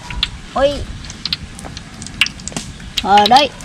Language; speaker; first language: Vietnamese; native; Vietnamese